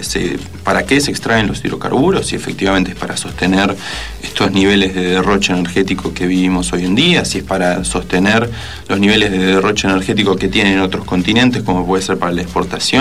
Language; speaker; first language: Spanish; native; Spanish